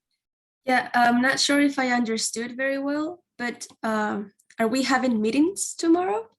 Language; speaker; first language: English; non-native, fluent; Spanish